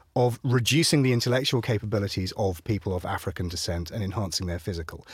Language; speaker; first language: English; native; English